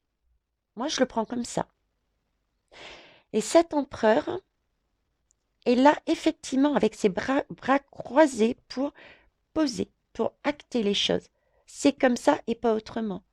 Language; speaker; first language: French; native; French